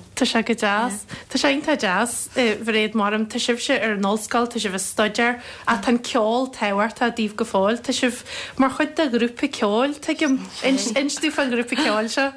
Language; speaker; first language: Irish; native; Irish